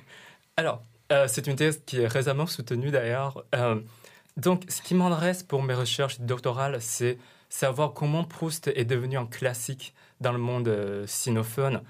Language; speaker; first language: French; non-native, fluent; Chinese